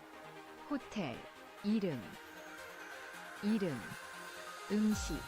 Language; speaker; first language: Korean; non-native, learner; English